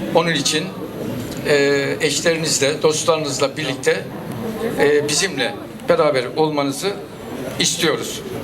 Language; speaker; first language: Turkish; native; Turkish